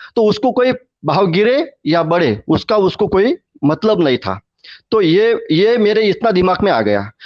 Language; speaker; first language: Hindi; non-native, local second language; Marathi